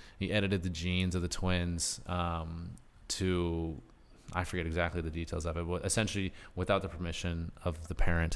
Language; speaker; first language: English; native; English